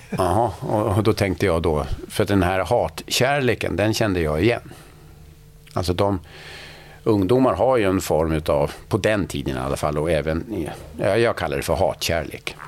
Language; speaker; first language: Swedish; native; Swedish